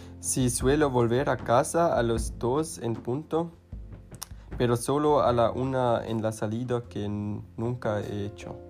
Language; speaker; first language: Spanish; non-native, learner; German